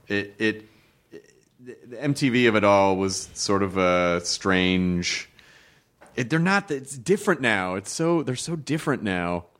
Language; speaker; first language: English; native; English